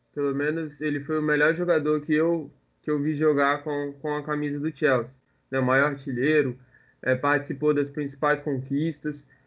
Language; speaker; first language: Portuguese; native; Portuguese